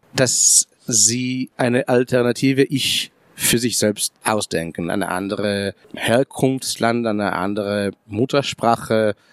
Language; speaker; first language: German; early bilingual, other home language; Hebrew